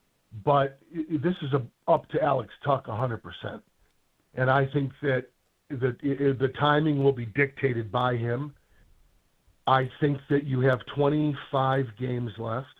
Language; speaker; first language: English; native; English